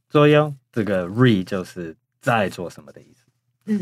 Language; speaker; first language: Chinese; non-native, fluent; English